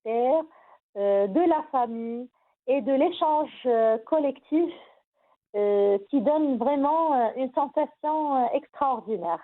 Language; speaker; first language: French; non-native, local second language; Arabic